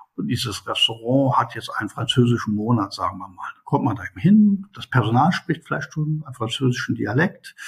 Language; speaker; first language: German; native; German